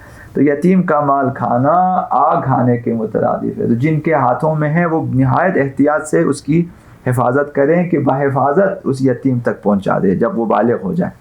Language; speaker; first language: Urdu; non-native, local second language; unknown